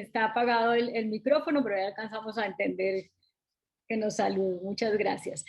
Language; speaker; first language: Spanish; native; Spanish